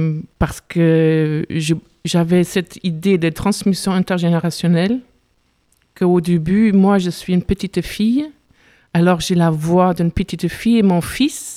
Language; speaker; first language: French; non-native, fluent; German